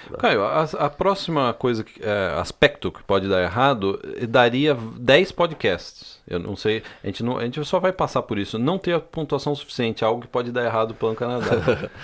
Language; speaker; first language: Portuguese; native; Portuguese